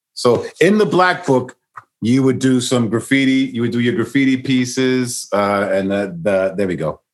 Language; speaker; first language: English; native; English